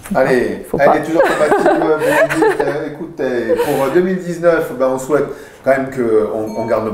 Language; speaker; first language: French; native; French